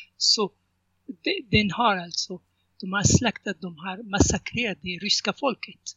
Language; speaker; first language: Swedish; non-native, fluent; Arabic